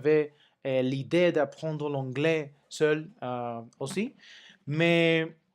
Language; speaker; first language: French; non-native, learner; Spanish